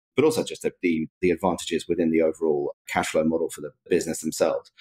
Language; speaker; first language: English; native; English